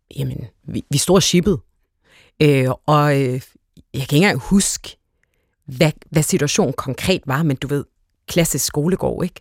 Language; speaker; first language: Danish; early bilingual, other home language; Arabic